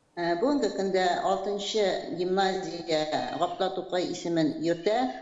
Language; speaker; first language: Tatar; native; Tatar